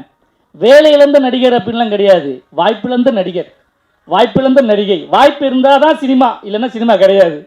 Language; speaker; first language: Tamil; native; Tamil